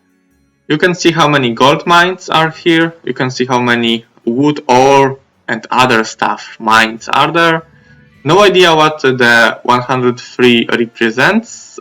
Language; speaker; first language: English; non-native, fluent; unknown